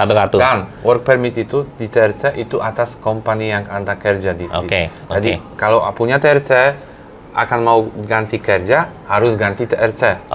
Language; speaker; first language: Indonesian; non-native, fluent; Polish